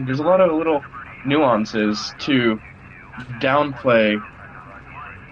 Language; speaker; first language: English; early bilingual, other home language; Russian